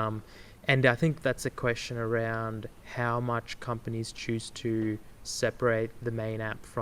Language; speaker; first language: English; native; English